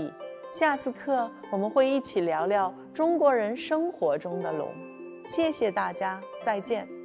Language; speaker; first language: Chinese; native; Chinese